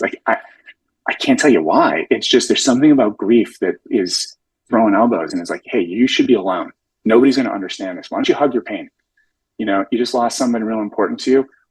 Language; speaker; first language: English; native; English